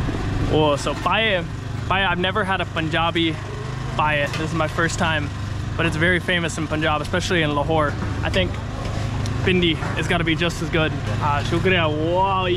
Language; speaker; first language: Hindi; non-native, fluent; English